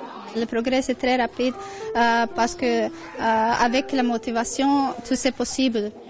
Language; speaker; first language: French; non-native, local second language; Dutch